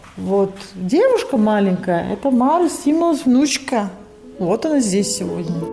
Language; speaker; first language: Russian; non-native, local second language; Latvian